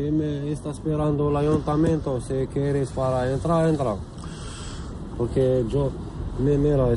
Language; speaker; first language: Spanish; non-native, learner; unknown